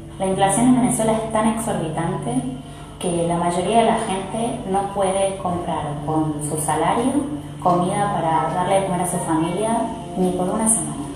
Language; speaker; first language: Spanish; native; Spanish